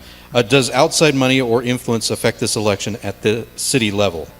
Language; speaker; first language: English; native; English